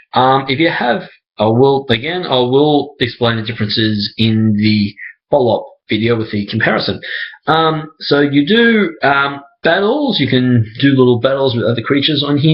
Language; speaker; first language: English; native; English